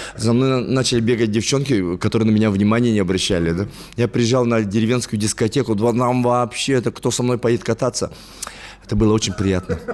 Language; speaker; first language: Russian; non-native, local second language; Yakut